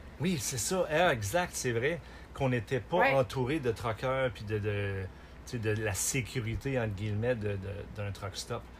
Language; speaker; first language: French; native; French